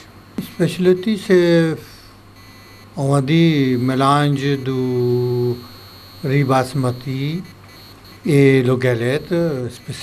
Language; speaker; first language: French; non-native, learner; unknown